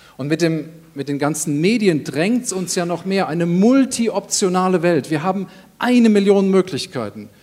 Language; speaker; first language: German; native; German